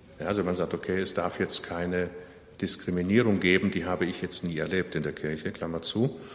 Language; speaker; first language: German; native; German